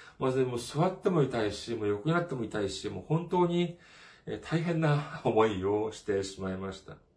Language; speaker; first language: Japanese; non-native, fluent; Korean